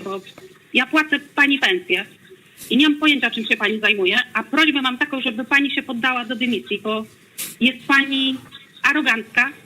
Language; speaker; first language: Polish; native; Polish